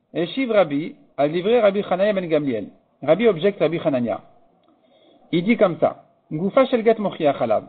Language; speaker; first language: French; native; French